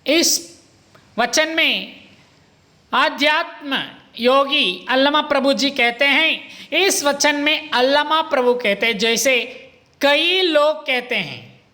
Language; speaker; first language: Hindi; non-native, local second language; Kannada